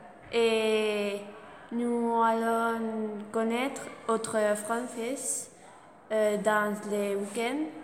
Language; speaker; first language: French; non-native, learner; Spanish